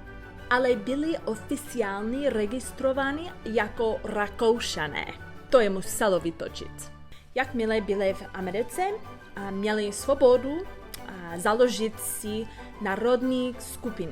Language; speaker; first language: Czech; non-native, learner; English